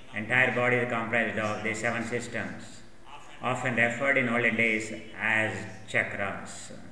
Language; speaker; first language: English; non-native, local second language; Telugu